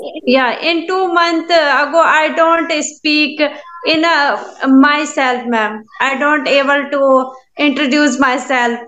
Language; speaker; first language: English; non-native, learner; Hindi